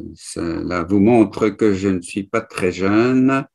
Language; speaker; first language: French; native; French